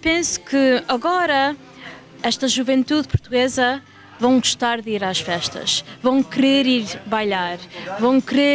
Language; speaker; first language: Portuguese; early bilingual, heritage; Portuguese